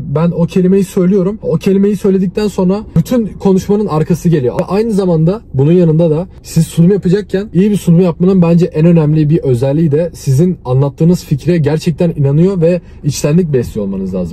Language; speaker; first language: Turkish; native; Turkish